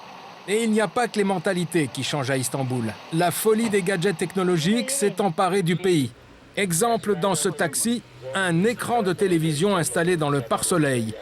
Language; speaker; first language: French; native; French